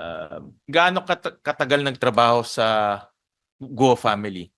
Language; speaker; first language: Filipino; native; Filipino